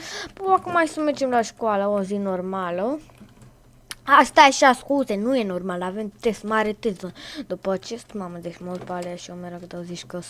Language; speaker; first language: Romanian; native; Romanian